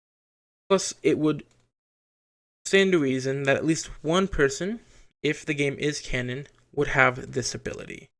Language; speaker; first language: English; native; English